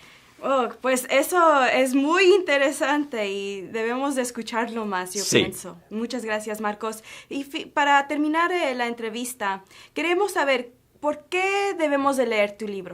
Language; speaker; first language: Spanish; early bilingual, heritage; Spanish